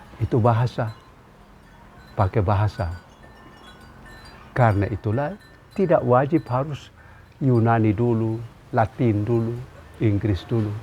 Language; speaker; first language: Indonesian; non-native, local second language; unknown